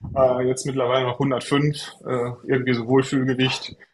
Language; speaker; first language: German; native; German